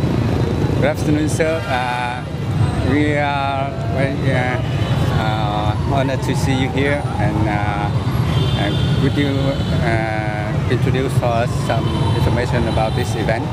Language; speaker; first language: English; non-native, learner; Vietnamese